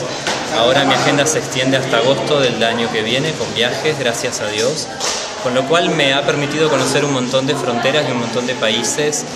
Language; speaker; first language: Spanish; native; Spanish